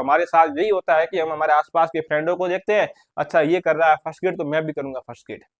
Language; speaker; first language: Hindi; native; Hindi